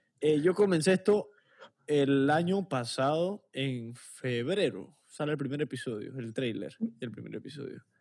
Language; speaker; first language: Spanish; native; Spanish